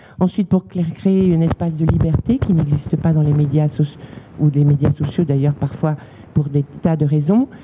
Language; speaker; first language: French; native; French